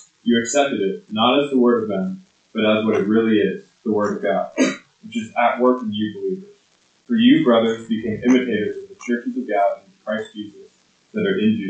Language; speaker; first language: English; native; English